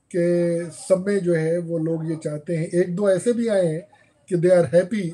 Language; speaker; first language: Hindi; native; Hindi